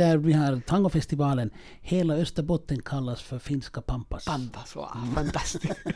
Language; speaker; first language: Swedish; native; Swedish